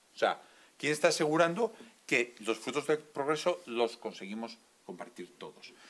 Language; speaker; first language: Spanish; native; Spanish